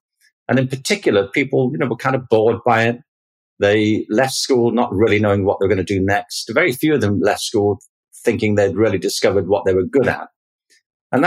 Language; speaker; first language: English; native; English